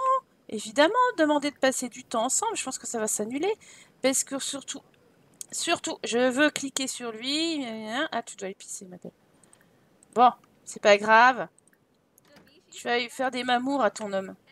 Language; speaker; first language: French; native; French